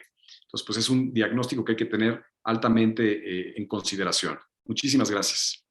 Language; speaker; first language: Spanish; native; Spanish